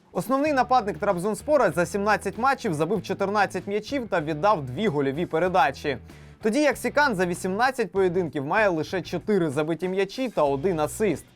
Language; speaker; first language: Ukrainian; native; Ukrainian